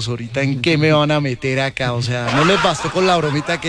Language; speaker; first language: Spanish; native; Spanish